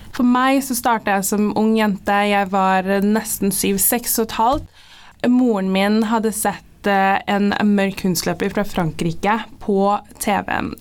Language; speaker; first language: Norwegian; early bilingual, other home language; English